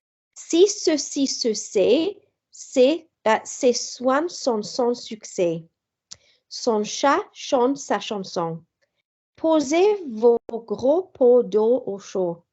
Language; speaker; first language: French; non-native, fluent; English